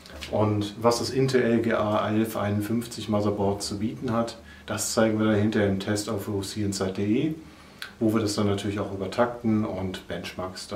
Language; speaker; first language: German; native; German